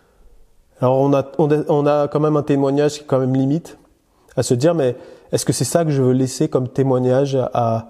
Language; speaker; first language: French; native; French